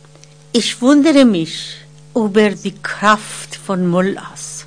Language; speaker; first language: German; non-native, fluent; Persian